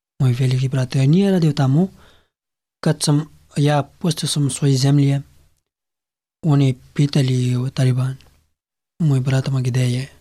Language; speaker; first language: Serbian; non-native, learner; Pashto